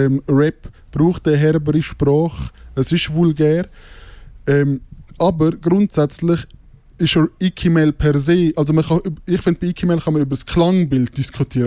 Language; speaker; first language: German; native; German